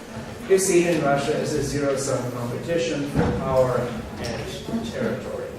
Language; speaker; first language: English; native; English